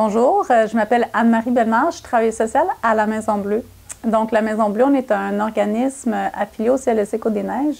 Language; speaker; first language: French; native; French